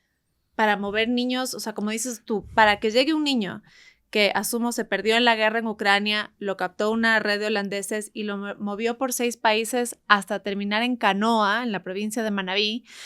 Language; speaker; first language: Spanish; native; Spanish